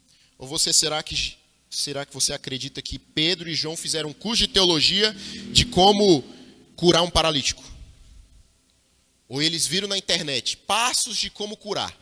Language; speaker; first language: Portuguese; native; Portuguese